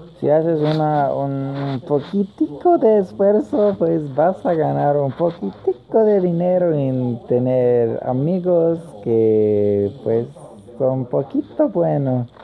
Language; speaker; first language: Spanish; native; Spanish